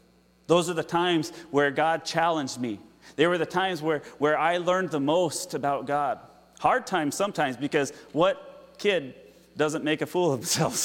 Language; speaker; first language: English; native; English